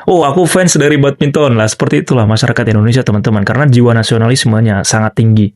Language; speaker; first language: Indonesian; native; Indonesian